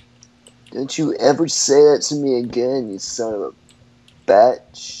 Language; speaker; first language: English; native; English